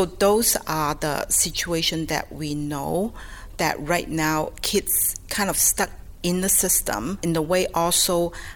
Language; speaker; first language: English; non-native, local second language; Cantonese